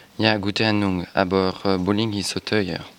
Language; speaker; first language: German; non-native, learner; French